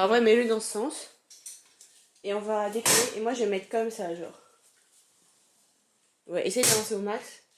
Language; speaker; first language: French; native; French